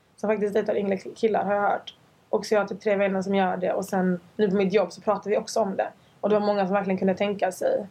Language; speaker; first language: Swedish; early bilingual, other home language; Rundi